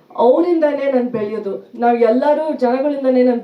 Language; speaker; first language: Kannada; early bilingual, heritage; Kannada